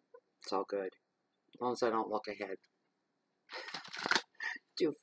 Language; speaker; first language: English; native; English